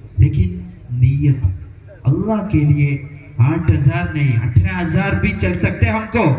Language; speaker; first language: Urdu; non-native, local second language; Malayalam